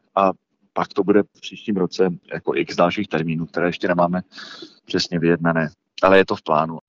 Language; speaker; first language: Czech; early bilingual, heritage; Czech